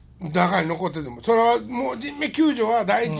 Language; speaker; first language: Japanese; native; Japanese